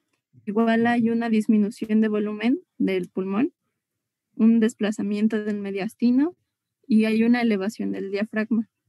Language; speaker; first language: Spanish; native; Spanish